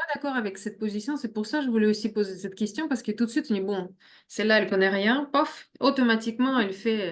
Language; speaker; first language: French; non-native, fluent; Russian